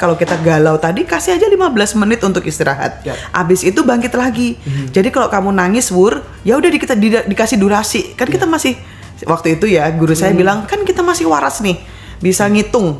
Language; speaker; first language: Indonesian; native; Indonesian